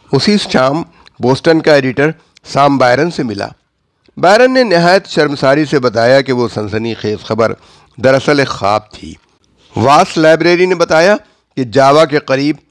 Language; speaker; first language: Urdu; native; Urdu